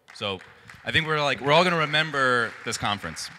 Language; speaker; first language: English; native; English